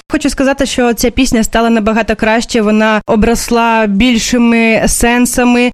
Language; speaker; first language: Ukrainian; non-native, fluent; Russian